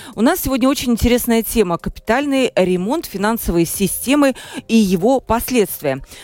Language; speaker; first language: Russian; native; Russian